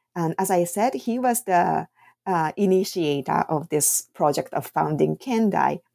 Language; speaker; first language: English; non-native, fluent; Japanese